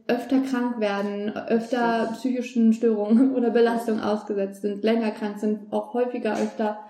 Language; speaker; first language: German; native; German